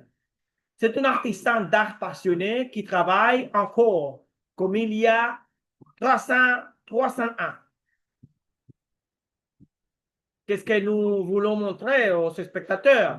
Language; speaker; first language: French; non-native, learner; Spanish